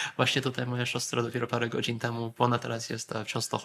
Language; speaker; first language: Polish; early bilingual, heritage; Polish